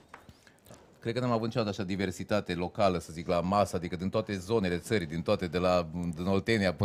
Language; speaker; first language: Romanian; native; Romanian